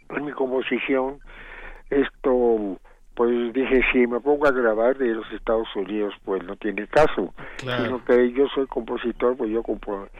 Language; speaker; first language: Spanish; native; Spanish